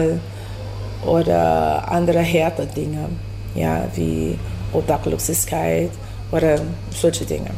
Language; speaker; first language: German; non-native, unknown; English